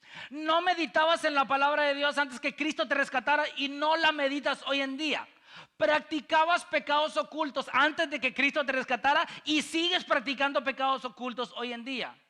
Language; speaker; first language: Spanish; native; Spanish